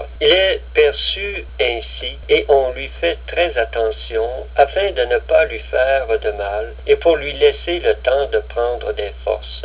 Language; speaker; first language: French; native; French